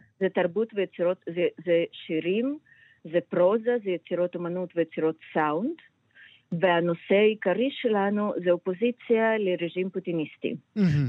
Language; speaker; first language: Hebrew; non-native, fluent; Russian